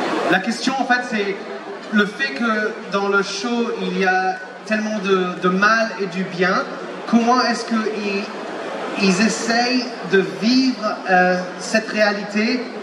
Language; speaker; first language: French; native; French